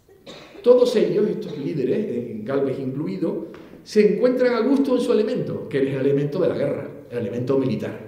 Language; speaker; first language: Spanish; native; Spanish